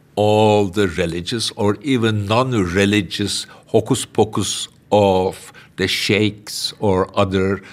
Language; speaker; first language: English; non-native, fluent; Turkish